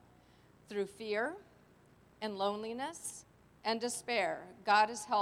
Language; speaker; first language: English; native; English